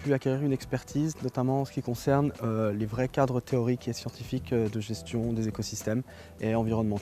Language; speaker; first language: French; native; French